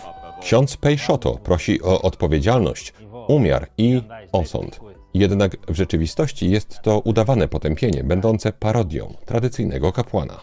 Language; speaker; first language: Polish; native; Polish